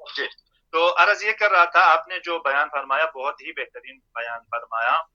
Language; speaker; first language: Urdu; non-native, local second language; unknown